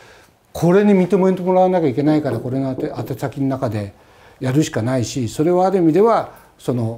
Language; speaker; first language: Japanese; native; Japanese